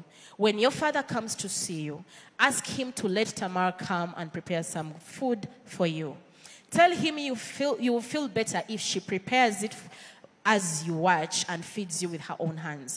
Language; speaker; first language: English; non-native, local second language; Ganda